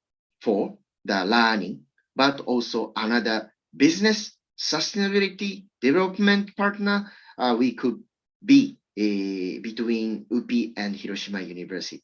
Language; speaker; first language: English; non-native, learner; Japanese